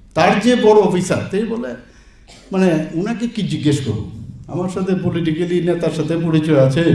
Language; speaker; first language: Bangla; native; Bangla